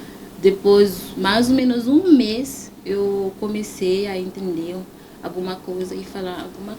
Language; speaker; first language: Portuguese; non-native, learner; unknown